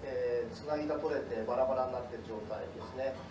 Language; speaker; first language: Japanese; native; Japanese